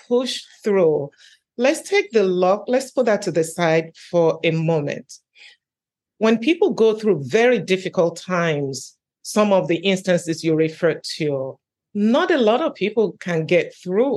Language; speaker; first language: English; native; English